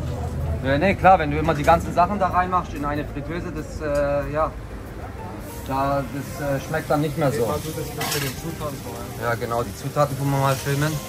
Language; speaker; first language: German; native; German